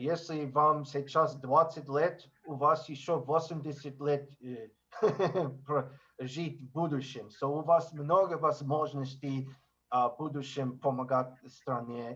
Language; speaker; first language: Russian; non-native, learner; English